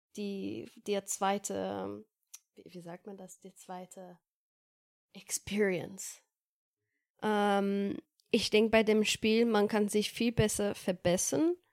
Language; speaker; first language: German; non-native, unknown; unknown